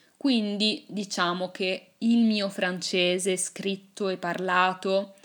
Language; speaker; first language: Italian; native; Italian